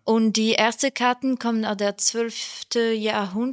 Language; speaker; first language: German; non-native, learner; French